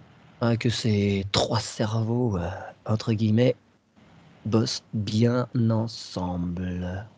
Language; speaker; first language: French; native; French